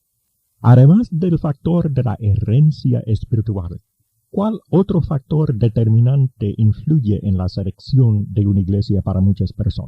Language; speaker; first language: Spanish; native; Spanish